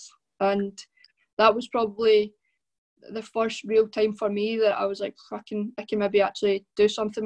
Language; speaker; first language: English; native; English